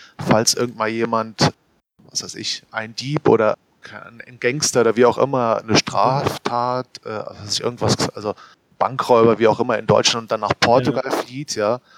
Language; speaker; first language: German; early bilingual, other home language; Portuguese